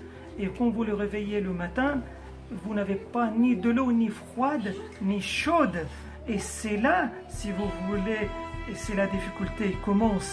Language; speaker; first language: French; non-native, fluent; Arabic